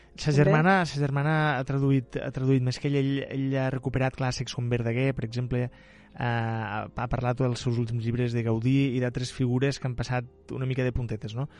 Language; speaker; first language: Catalan; native; Catalan